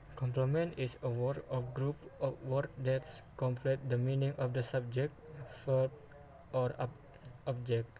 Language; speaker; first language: English; non-native, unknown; Indonesian